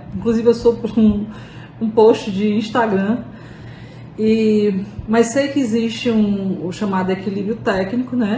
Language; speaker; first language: Portuguese; native; Portuguese